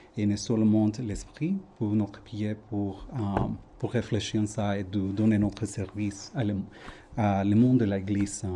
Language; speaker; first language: French; non-native, learner; Spanish